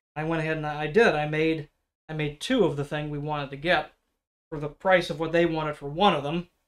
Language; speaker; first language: English; native; English